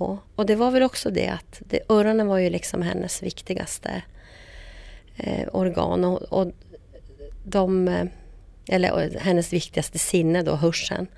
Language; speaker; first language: Swedish; native; Swedish